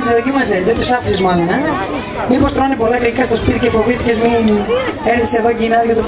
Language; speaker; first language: Greek; native; Greek